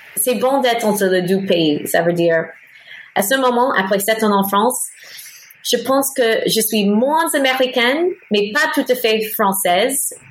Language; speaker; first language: French; non-native, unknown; English